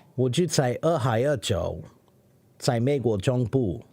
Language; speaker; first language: Chinese; non-native, learner; English